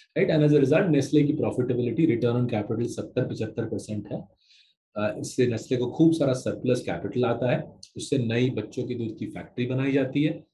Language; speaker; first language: Hindi; non-native, local second language; Bangla